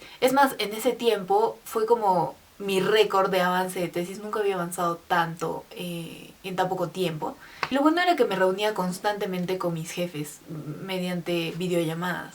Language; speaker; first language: Spanish; native; Spanish